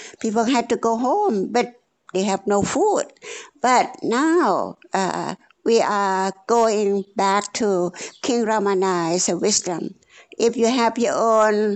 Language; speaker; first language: English; non-native, fluent; Thai